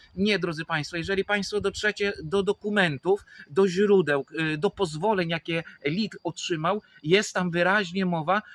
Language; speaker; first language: Polish; native; Polish